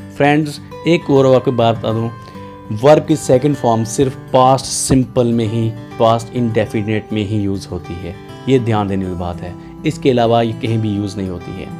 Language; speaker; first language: Hindi; native; Hindi